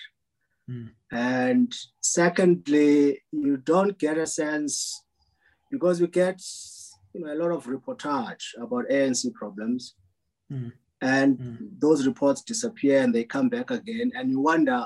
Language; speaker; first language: English; non-native, local second language; Xhosa